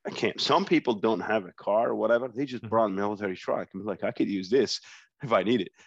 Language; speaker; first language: English; non-native, fluent; Arabic